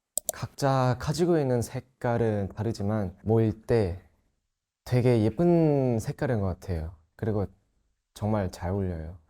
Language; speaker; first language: Korean; non-native, local second language; Thai